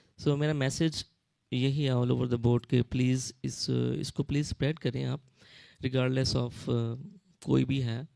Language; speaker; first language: Urdu; early bilingual, heritage; Urdu